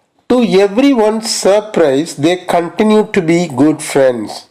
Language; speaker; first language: English; non-native, local second language; Tamil